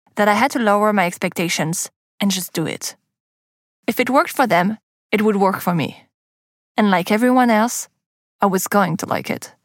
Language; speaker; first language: English; non-native, fluent; French